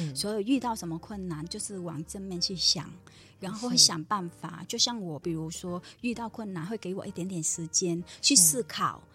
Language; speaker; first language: Chinese; non-native, fluent; Vietnamese